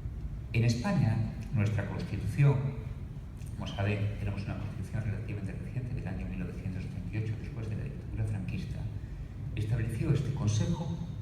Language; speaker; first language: Spanish; native; Spanish